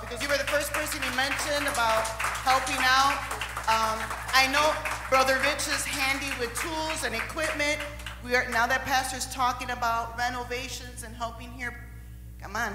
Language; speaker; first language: English; early bilingual, other home language; Spanish